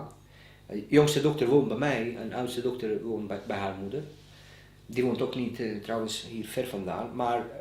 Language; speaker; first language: Dutch; non-native, fluent; Bosnian